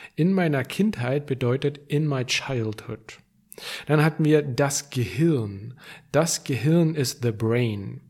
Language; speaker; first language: German; native; German